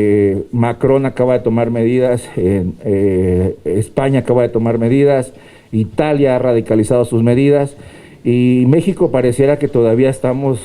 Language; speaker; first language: Spanish; native; Spanish